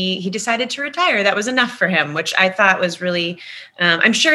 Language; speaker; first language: English; native; English